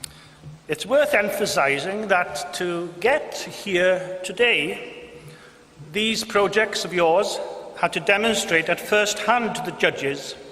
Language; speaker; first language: English; non-native, local second language; Welsh